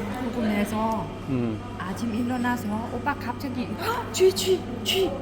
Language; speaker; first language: Korean; non-native, learner; Vietnamese